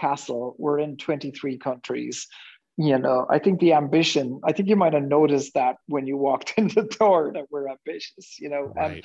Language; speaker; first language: English; native; English